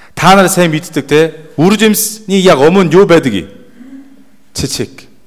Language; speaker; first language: Mongolian; native; Mongolian